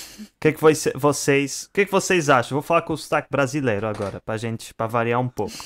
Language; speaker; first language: Portuguese; native; Portuguese